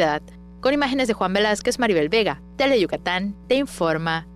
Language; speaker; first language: Spanish; native; Spanish